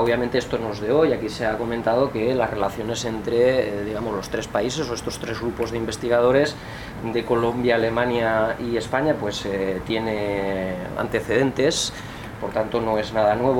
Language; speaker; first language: Spanish; native; Spanish